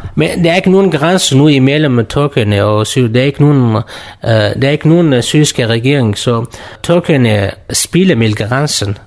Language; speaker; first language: Danish; non-native, learner; Kurdish